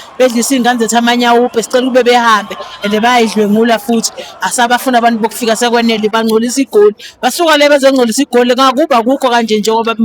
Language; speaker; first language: Zulu; native; Zulu